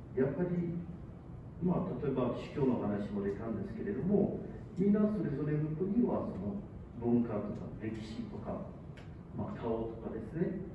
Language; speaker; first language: Japanese; non-native, fluent; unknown